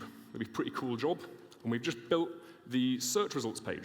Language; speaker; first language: English; native; English